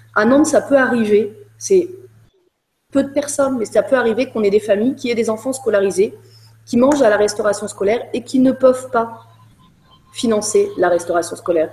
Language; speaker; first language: French; native; French